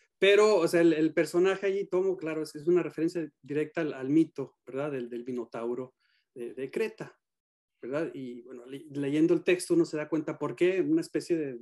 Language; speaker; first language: Spanish; native; Spanish